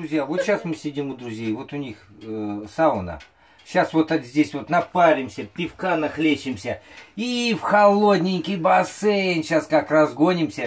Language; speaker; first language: Russian; native; Russian